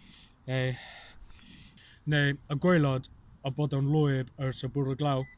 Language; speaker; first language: Welsh; non-native, learner; English